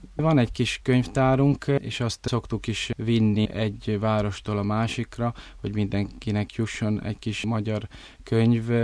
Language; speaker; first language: Hungarian; early bilingual, heritage; Italian